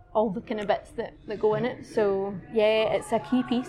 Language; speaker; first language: English; native; English